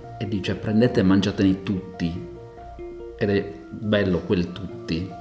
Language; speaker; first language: Italian; native; Italian